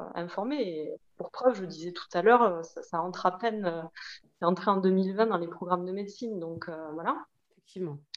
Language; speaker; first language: French; native; French